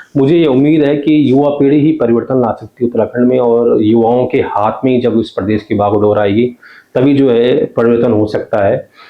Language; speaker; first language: Hindi; non-native, local second language; Garhwali